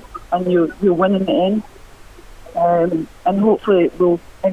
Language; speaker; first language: English; native; English